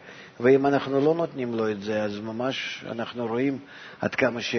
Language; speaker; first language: Hebrew; non-native, fluent; Russian